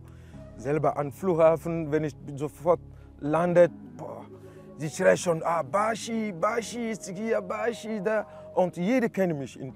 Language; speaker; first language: German; non-native, learner; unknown